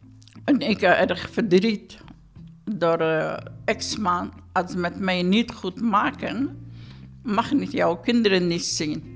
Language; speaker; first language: Dutch; non-native, learner; Turkish